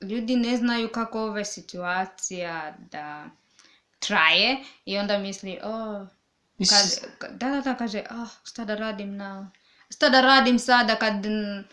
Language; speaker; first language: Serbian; non-native, learner; English